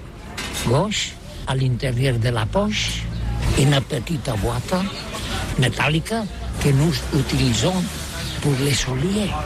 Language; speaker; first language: French; non-native, learner; Catalan